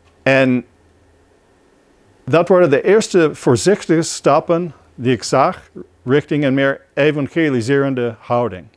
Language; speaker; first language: Dutch; non-native, fluent; English